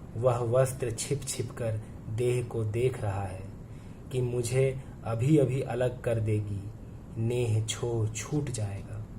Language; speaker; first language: Hindi; non-native, local second language; Bangla